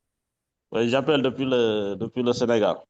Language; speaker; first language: French; non-native, local second language; Wolof